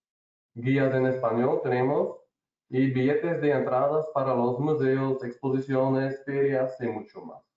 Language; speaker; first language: Spanish; non-native, learner; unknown